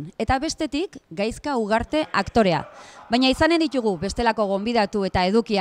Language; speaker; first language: Basque; native; Basque